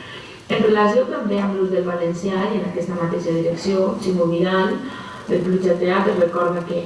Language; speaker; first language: Catalan; native; Catalan